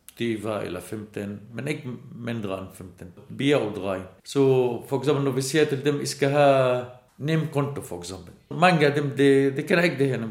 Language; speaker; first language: Danish; non-native, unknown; Arabic